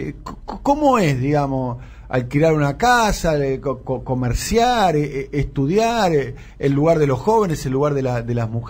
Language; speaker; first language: Spanish; native; Spanish